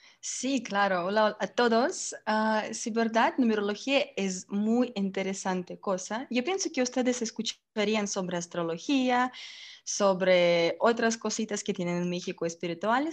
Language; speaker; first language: Spanish; non-native, learner; Russian